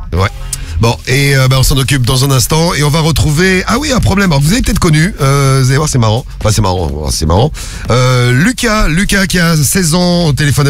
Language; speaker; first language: French; native; French